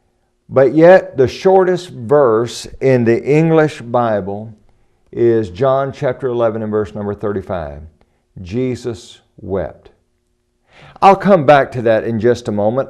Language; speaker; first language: English; native; English